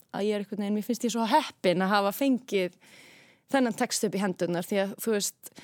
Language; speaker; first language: Icelandic; native; Icelandic